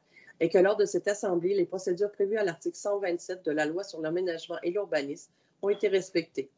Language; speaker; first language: French; native; French